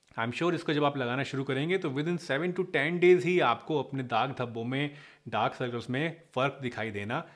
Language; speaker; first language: Hindi; native; Hindi